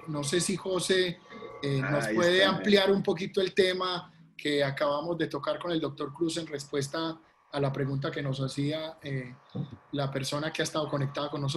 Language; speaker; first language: Spanish; native; Spanish